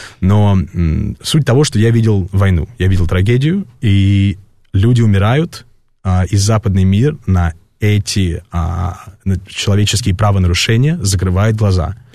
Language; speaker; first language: Russian; early bilingual, heritage; Russian